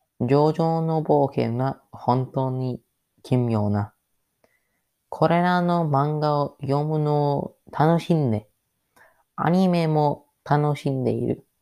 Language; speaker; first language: Japanese; non-native, learner; English